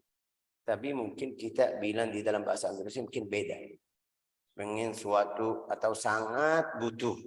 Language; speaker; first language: Indonesian; non-native, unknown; Arabic